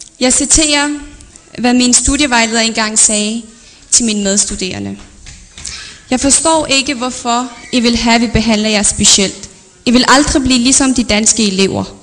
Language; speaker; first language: Danish; early bilingual, other home language; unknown